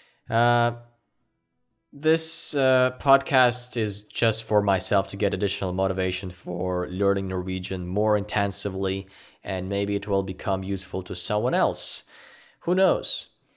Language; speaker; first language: English; non-native, fluent; Ukrainian